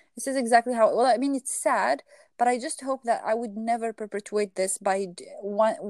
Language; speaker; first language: English; non-native, fluent; Arabic